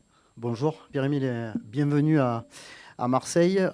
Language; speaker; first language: French; non-native, fluent; Danish